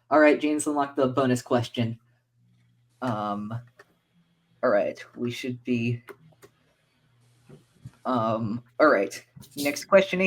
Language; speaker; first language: English; native; English